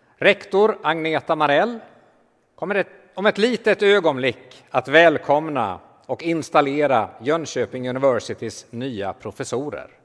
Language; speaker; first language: Swedish; native; Swedish